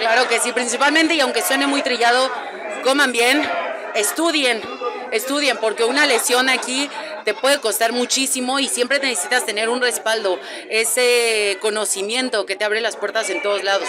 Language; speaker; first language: Spanish; native; Spanish